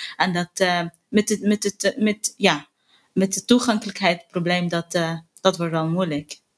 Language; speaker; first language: Dutch; non-native, fluent; Arabic